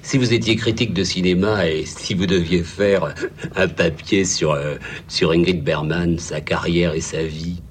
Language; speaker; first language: French; native; French